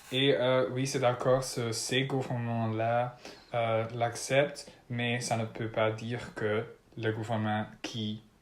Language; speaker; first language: French; non-native, learner; Dutch